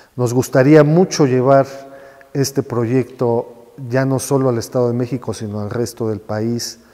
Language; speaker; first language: Spanish; native; Spanish